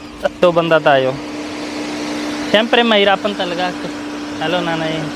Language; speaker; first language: Filipino; non-native, learner; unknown